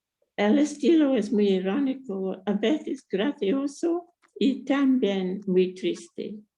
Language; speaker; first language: Spanish; non-native, fluent; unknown